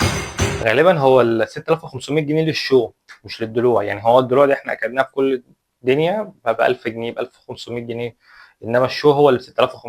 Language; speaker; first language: Arabic; native; Arabic